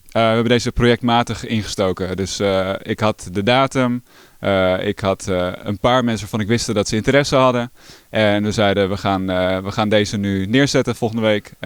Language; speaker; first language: Dutch; native; Dutch